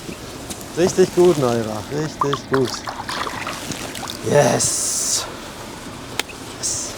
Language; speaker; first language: German; native; German